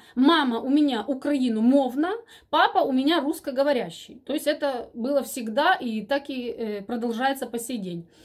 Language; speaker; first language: Russian; native; Russian